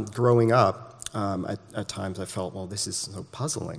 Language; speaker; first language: English; native; English